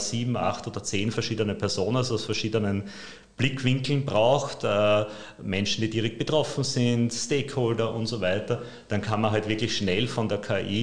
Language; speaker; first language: German; native; German